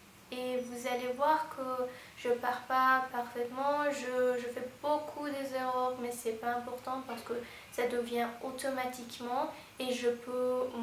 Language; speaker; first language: French; non-native, fluent; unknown